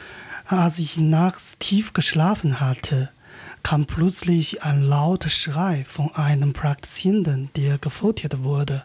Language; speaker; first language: German; non-native, learner; Chinese